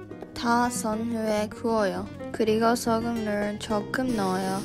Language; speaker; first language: Korean; non-native, learner; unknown